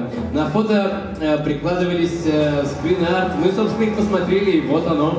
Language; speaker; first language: Russian; native; Russian